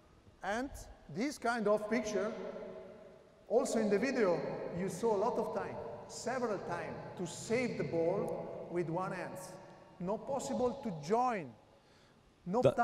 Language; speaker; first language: English; non-native, learner; Italian